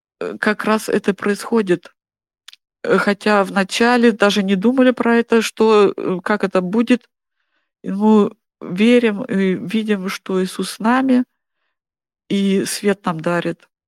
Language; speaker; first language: Russian; non-native, fluent; German